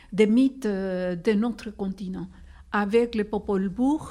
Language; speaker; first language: French; non-native, fluent; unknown